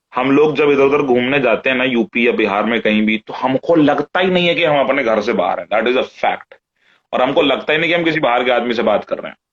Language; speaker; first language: Hindi; native; Hindi